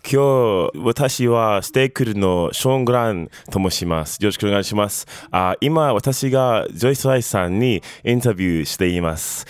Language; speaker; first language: Japanese; non-native, learner; English